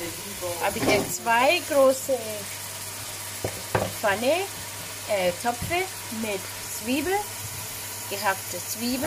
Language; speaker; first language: German; non-native, fluent; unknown